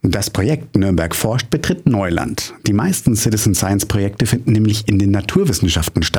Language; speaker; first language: German; native; German